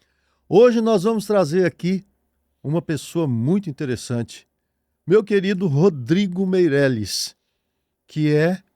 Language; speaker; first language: Portuguese; native; Portuguese